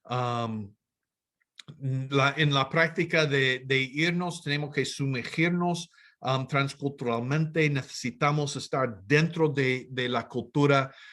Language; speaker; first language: Spanish; non-native, fluent; English